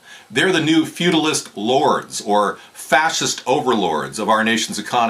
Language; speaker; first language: English; native; English